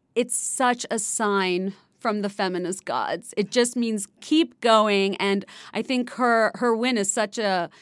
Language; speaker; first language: English; non-native, local second language; Bangla